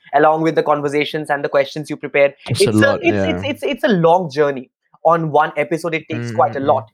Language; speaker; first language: English; non-native, local second language; Bangla